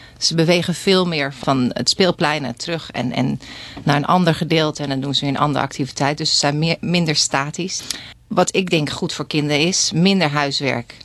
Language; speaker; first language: Dutch; native; Dutch